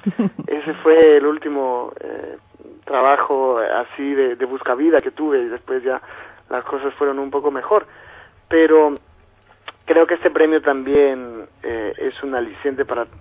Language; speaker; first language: Spanish; native; Spanish